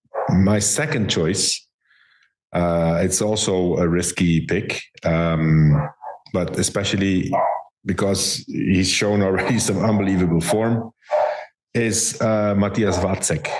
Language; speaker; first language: English; non-native, fluent; Dutch